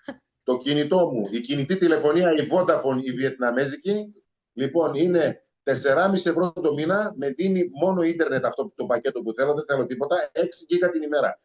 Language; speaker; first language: Greek; native; Greek